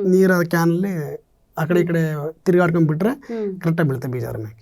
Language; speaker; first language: Kannada; native; Kannada